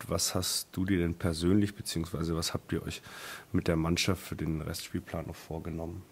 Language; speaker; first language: German; native; German